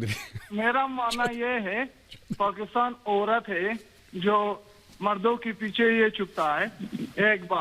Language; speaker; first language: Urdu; non-native, fluent; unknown